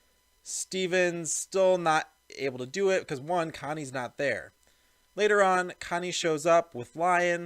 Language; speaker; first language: English; native; English